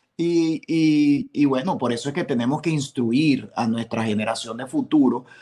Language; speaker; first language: Spanish; native; Spanish